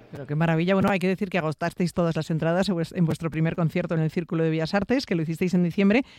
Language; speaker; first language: Spanish; native; Spanish